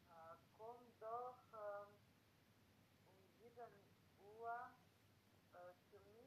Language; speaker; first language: German; non-native, learner; Macedonian